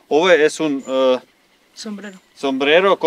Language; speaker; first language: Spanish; non-native, learner; Serbian